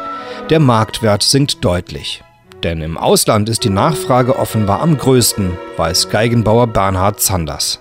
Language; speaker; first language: German; native; German